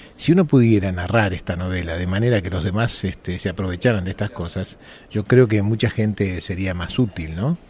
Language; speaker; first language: Spanish; native; Spanish